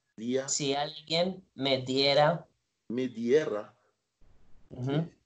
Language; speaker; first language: English; non-native, fluent; Spanish